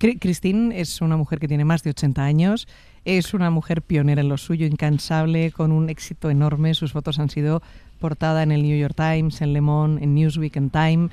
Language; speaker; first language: Spanish; native; Spanish